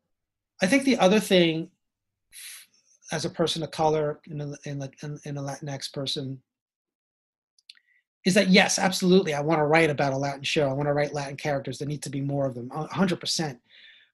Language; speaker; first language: English; native; English